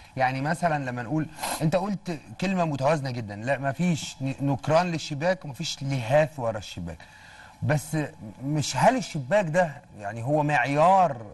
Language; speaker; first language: Egyptian Arabic; native; Egyptian Arabic